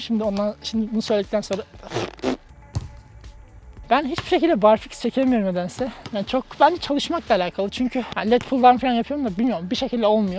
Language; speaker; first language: Turkish; native; Turkish